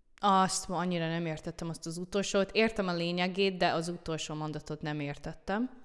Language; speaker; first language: Hungarian; non-native, fluent; English